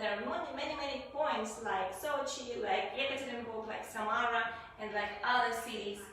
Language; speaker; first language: English; non-native, learner; Russian